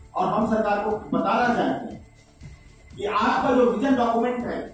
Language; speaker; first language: Hindi; non-native, local second language; Bangla